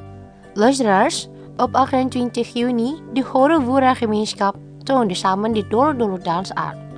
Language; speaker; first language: Dutch; non-native, fluent; Indonesian